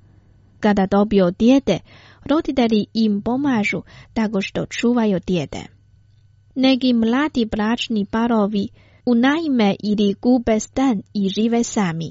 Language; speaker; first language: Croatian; non-native, fluent; Chinese